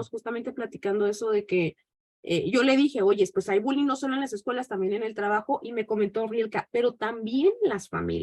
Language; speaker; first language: Spanish; native; Spanish